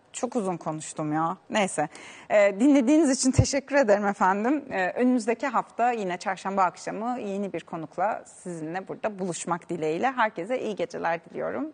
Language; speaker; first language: Turkish; native; Turkish